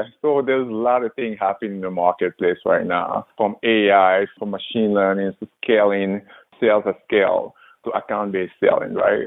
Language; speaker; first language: English; non-native, local second language; French